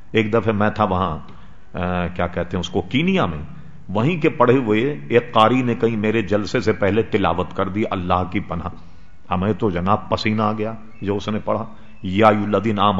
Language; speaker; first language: Urdu; native; Urdu